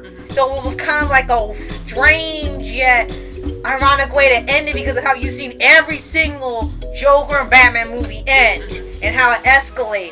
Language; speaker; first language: English; native; English